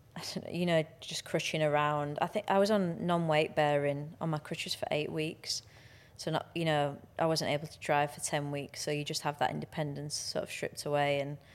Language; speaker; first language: English; native; English